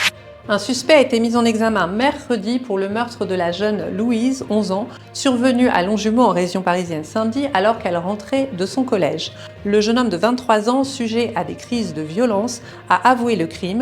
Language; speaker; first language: French; native; French